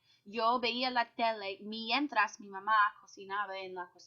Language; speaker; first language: Spanish; non-native, fluent; English